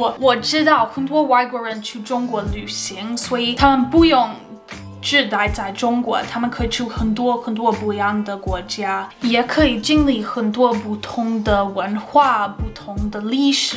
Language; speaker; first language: Chinese; non-native, fluent; English